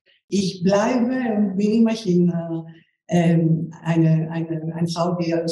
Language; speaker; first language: German; non-native, fluent; Greek